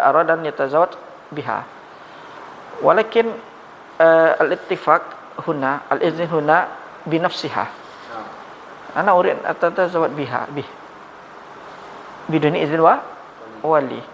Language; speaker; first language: Arabic; non-native, fluent; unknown